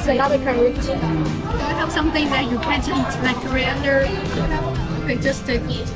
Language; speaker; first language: English; non-native, learner; Chinese